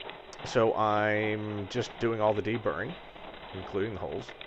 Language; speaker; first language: English; native; English